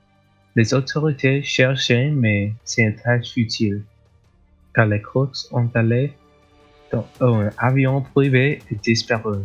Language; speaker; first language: French; non-native, learner; English